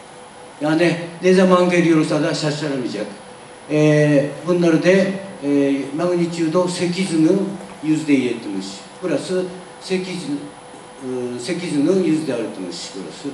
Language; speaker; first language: Turkish; non-native, learner; Japanese